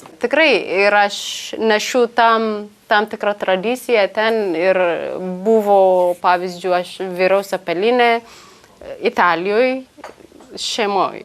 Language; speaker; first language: Lithuanian; non-native, learner; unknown